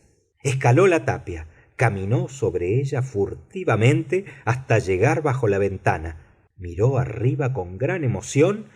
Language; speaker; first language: Spanish; native; Spanish